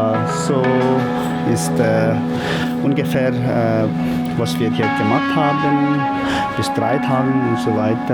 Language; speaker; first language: German; non-native, fluent; Tibetan